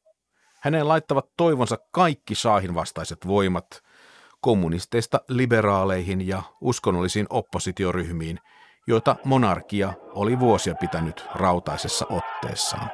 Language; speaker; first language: Finnish; native; Finnish